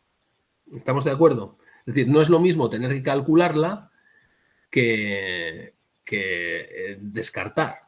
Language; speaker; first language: Spanish; native; Spanish